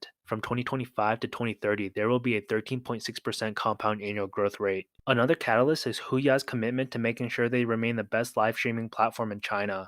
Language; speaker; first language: English; native; English